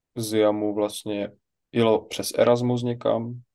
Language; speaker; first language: Czech; native; Czech